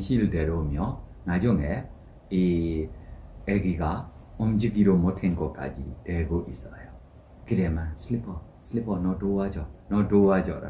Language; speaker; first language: Korean; non-native, learner; Burmese